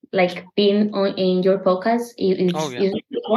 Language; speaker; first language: English; non-native, learner; Spanish